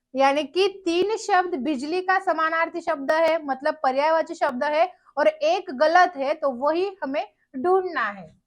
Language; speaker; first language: Hindi; non-native, local second language; Marathi